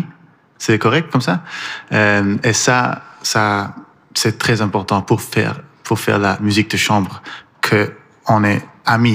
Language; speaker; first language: French; non-native, learner; Persian